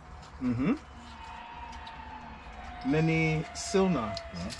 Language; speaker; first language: Czech; non-native, learner; English